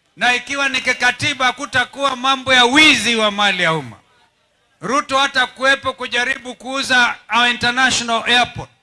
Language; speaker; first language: Swahili; non-native, local second language; Kamba